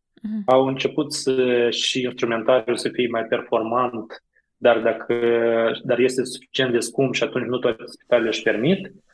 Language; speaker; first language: Romanian; native; Romanian